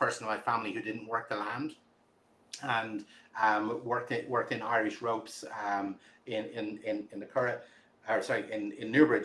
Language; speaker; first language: English; native; English